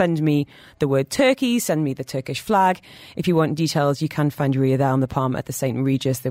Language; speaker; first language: English; native; English